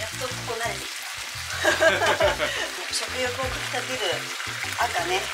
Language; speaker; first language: Japanese; native; Japanese